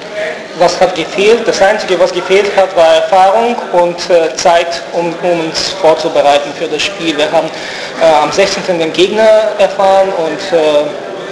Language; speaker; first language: German; non-native, fluent; Bulgarian